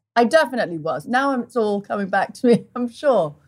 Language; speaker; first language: English; early bilingual, other home language; Portuguese